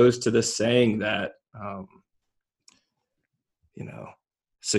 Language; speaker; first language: English; native; English